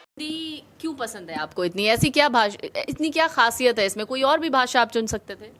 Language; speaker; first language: Hindi; native; Hindi